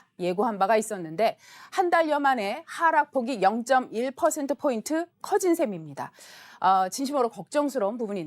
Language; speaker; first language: Korean; native; Korean